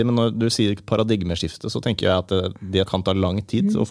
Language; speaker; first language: Norwegian; native; Norwegian